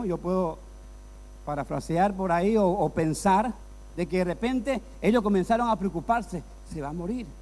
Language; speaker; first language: Spanish; native; Spanish